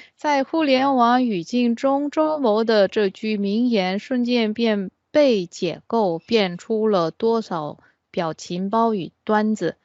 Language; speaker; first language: Chinese; non-native, fluent; Korean